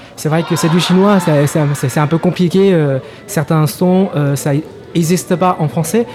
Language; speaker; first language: French; non-native, fluent; Chinese